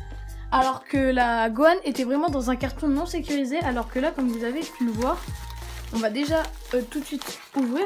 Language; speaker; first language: French; native; French